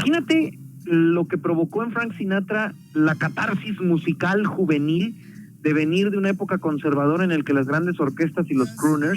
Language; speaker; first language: Spanish; native; Spanish